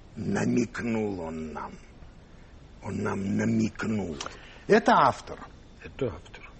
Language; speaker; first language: Russian; non-native, local second language; Armenian